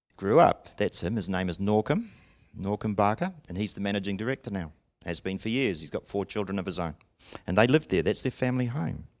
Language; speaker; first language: English; native; English